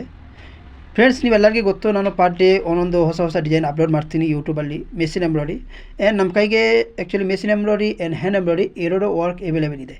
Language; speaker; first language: Kannada; non-native, local second language; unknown